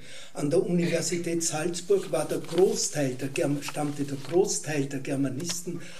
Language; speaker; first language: German; native; German